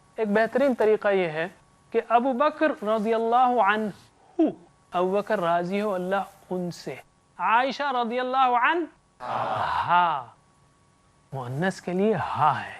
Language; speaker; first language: Urdu; native; Urdu